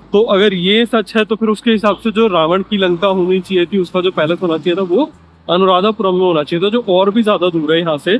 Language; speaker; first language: Hindi; native; Hindi